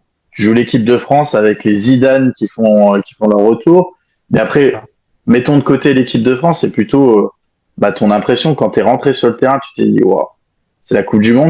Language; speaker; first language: French; native; French